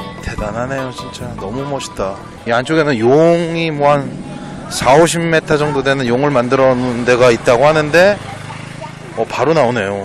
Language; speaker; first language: Korean; native; Korean